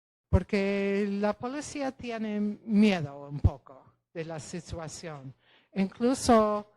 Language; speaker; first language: Spanish; non-native, fluent; Polish